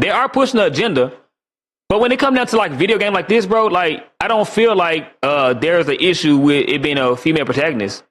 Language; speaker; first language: English; native; English